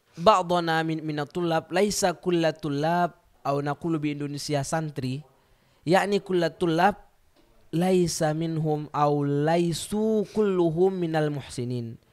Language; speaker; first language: Arabic; non-native, learner; Indonesian